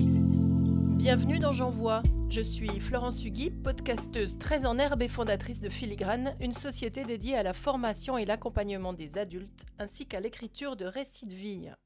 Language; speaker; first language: French; native; French